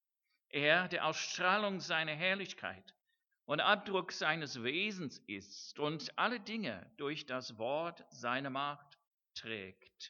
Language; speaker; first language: German; non-native, fluent; English